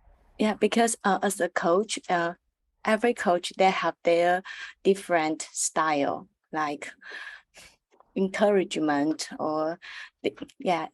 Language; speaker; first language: English; non-native, learner; Chinese